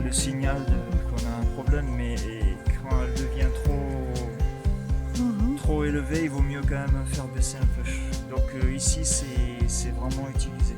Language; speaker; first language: French; native; French